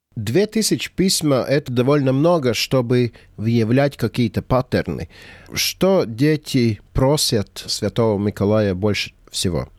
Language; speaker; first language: Russian; non-native, fluent; Latvian